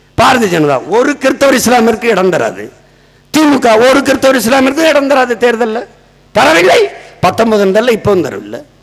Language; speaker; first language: Tamil; native; Tamil